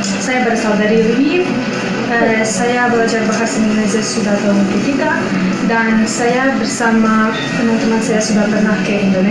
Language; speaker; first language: Indonesian; non-native, learner; Ukrainian